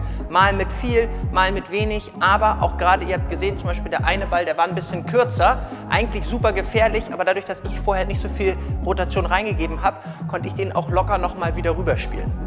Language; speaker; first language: German; native; German